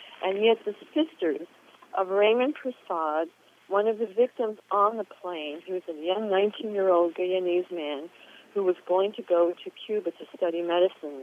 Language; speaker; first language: English; native; English